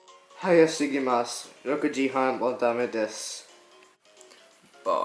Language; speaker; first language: Japanese; non-native, learner; English